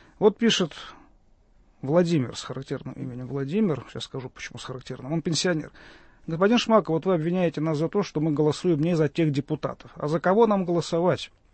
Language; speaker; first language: Russian; native; Russian